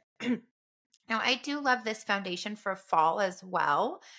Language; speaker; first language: English; native; English